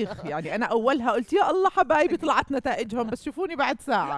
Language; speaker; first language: Arabic; native; Arabic